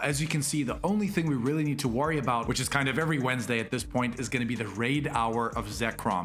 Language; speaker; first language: English; native; English